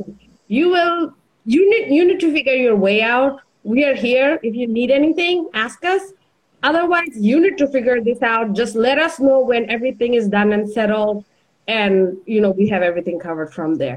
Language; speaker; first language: English; non-native, local second language; Bangla